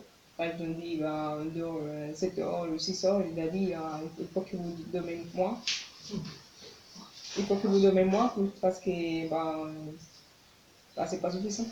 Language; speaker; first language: French; non-native, learner; Spanish